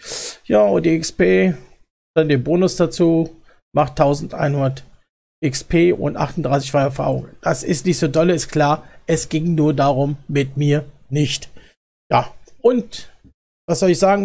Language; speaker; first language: German; native; German